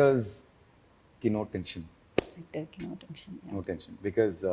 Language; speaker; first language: Telugu; non-native, learner; Tamil